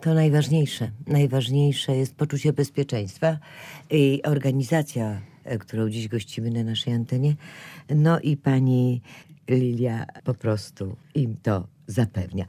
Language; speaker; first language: Polish; native; Polish